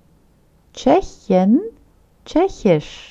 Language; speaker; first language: German; non-native, fluent; Turkish